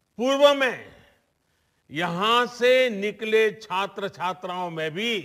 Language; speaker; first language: Hindi; non-native, local second language; Gujarati